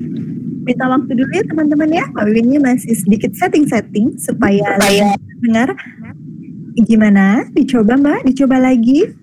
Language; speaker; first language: Indonesian; native; Indonesian